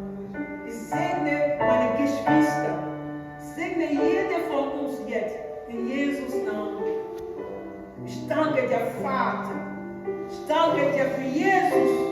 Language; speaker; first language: German; non-native, learner; French